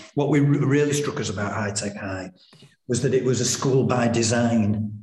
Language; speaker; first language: English; native; English